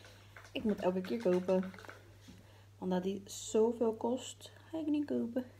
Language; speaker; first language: Dutch; early bilingual, other home language; Portuguese